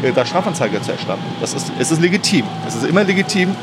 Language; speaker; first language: German; native; German